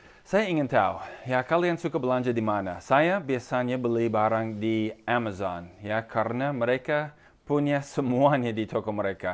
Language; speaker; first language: Indonesian; non-native, fluent; English